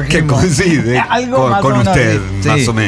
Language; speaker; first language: Spanish; native; Spanish